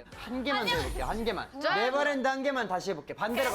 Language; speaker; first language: Korean; native; Korean